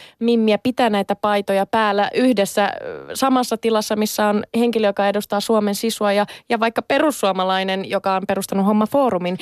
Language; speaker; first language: Finnish; native; Finnish